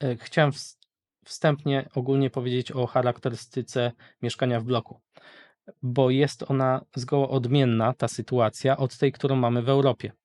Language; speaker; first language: Polish; native; Polish